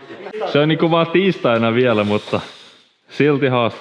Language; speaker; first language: Finnish; non-native, fluent; Swedish